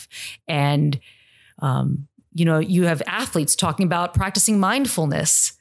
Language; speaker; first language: English; native; English